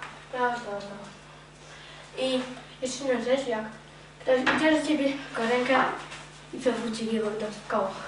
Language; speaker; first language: Polish; early bilingual, other home language; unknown